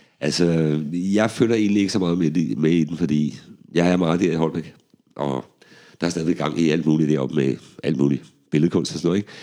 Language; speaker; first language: Danish; native; Danish